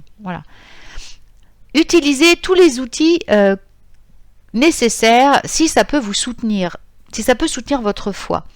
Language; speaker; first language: French; native; French